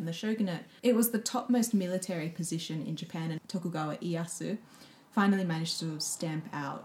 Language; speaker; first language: English; native; English